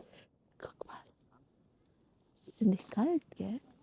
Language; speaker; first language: German; non-native, learner; Indonesian